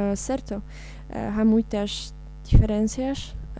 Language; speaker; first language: Portuguese; non-native, learner; Polish